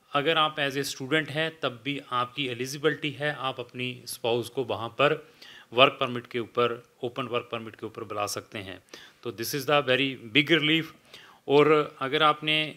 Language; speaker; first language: Hindi; native; Hindi